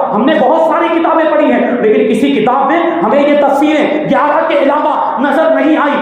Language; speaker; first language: Urdu; native; Urdu